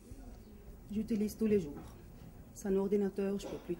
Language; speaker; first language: French; non-native, local second language; German